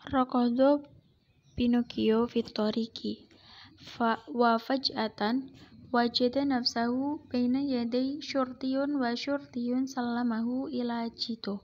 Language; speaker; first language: Arabic; non-native, learner; Indonesian